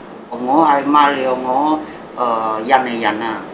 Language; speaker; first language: Cantonese; non-native, fluent; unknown